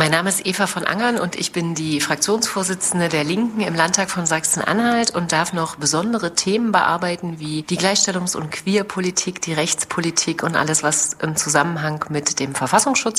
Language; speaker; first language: German; native; German